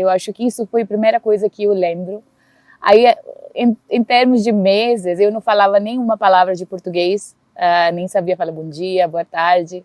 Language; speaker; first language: Portuguese; non-native, fluent; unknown